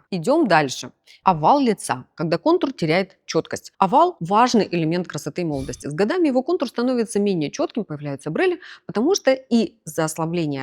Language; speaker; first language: Russian; native; Russian